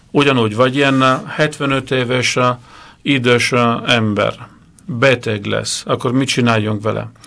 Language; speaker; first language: Hungarian; non-native, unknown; Italian